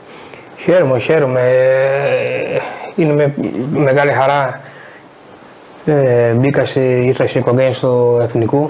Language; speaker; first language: Greek; non-native, fluent; Portuguese